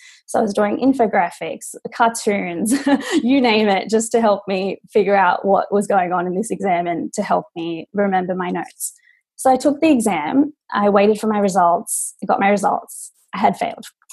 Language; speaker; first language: English; native; English